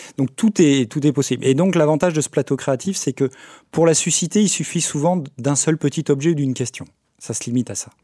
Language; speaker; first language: French; native; French